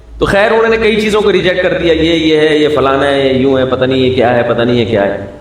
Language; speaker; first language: Urdu; native; Urdu